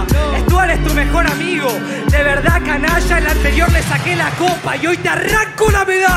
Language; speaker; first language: Spanish; native; Spanish